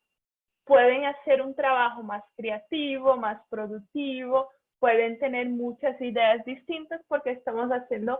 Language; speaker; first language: Spanish; non-native, fluent; Portuguese